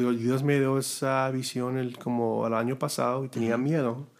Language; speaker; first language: Spanish; early bilingual, heritage; Spanish